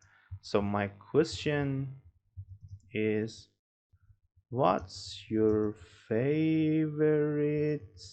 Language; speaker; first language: English; non-native, fluent; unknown